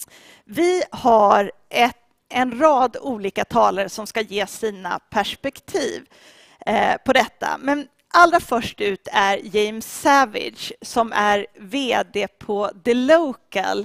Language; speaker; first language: Swedish; native; Swedish